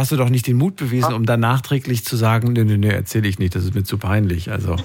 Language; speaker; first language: German; native; German